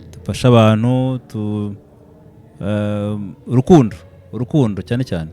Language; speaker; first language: Kinyarwanda; early bilingual, heritage; Kinyarwanda